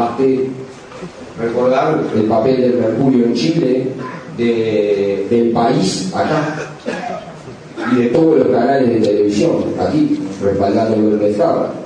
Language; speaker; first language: Spanish; native; Spanish